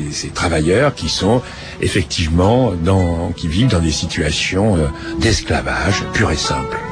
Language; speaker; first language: French; native; French